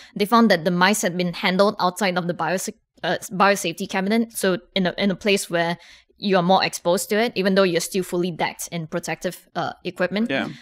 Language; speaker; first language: English; native; English